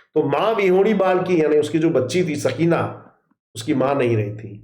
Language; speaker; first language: Hindi; non-native, local second language; Gujarati